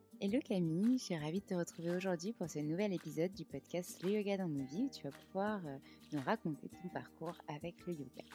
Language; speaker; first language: French; native; French